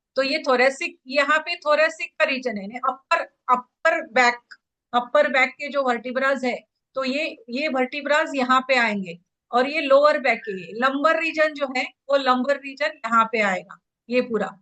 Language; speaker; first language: Hindi; non-native, local second language; Marathi